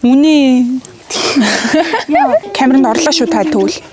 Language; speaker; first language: Mongolian; native; Mongolian